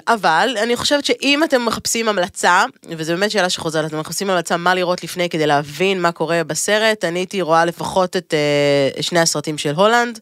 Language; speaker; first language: Hebrew; native; Hebrew